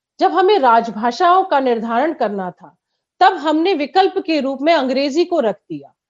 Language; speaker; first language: Hindi; native; Hindi